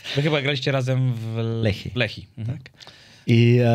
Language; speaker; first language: Polish; non-native, fluent; Serbian